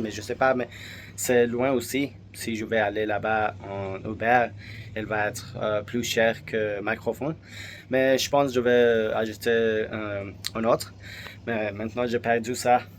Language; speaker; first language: French; non-native, learner; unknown